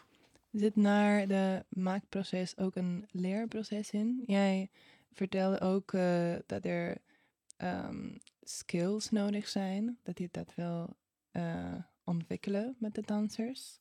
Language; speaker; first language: Dutch; non-native, fluent; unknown